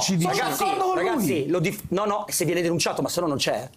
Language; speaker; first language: Italian; native; Italian